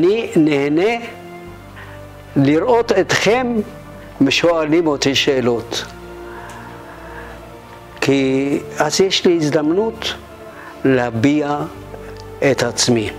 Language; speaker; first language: Hebrew; non-native, fluent; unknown